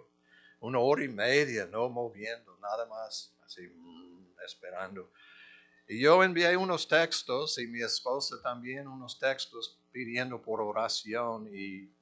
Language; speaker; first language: Spanish; non-native, fluent; English